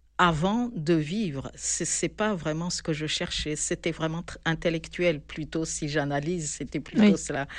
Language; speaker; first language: French; non-native, local second language; Malagasy